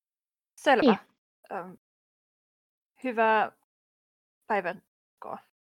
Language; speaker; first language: Finnish; native; Finnish